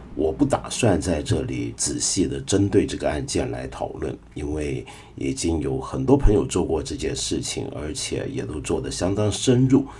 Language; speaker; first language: Chinese; non-native, local second language; Cantonese